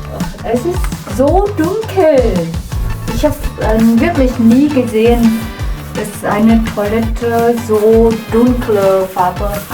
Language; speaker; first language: German; non-native, learner; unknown